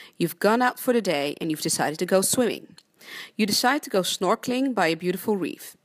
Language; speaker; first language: English; non-native, fluent; Dutch